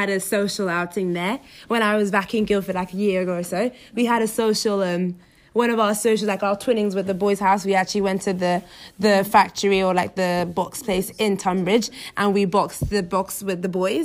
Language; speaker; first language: English; non-native, local second language; Yoruba